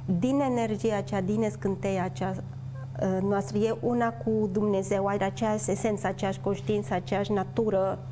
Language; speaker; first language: Romanian; non-native, fluent; Spanish